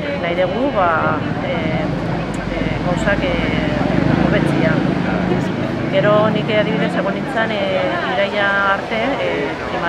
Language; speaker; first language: Basque; non-native, local second language; Spanish